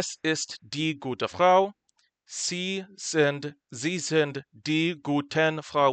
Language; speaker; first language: German; non-native, fluent; English